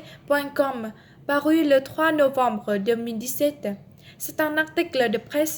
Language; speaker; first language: French; non-native, learner; Vietnamese